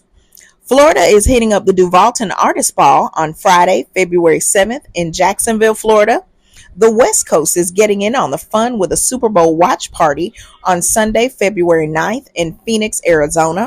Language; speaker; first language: English; native; English